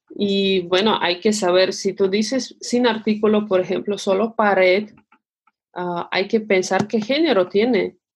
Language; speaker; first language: Spanish; non-native, fluent; Russian